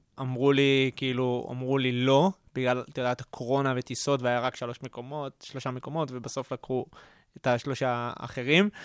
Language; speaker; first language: Hebrew; native; Hebrew